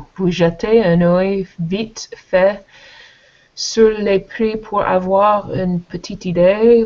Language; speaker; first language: French; non-native, learner; English